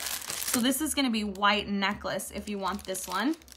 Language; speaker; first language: English; early bilingual, other home language; Spanish